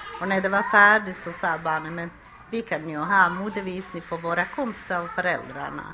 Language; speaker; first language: Swedish; non-native, fluent; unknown